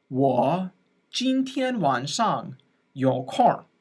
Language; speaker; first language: Chinese; non-native, fluent; English